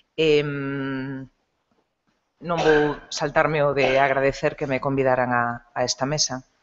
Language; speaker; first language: Galician; non-native, local second language; Spanish